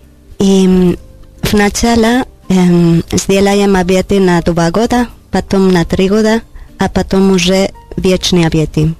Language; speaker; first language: Russian; non-native, learner; Spanish